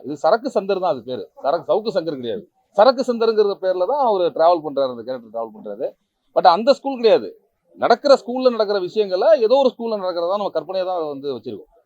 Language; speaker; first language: Tamil; native; Tamil